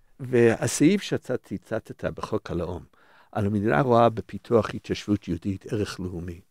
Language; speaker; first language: Hebrew; early bilingual, other home language; English